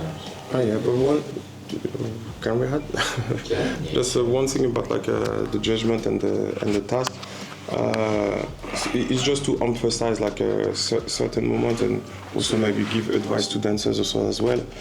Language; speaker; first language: English; non-native, fluent; French